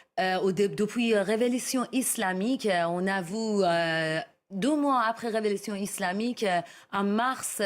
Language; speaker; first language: French; non-native, learner; Persian